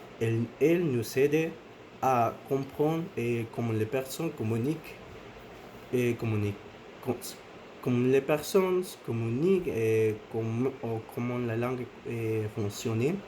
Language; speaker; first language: French; non-native, learner; Spanish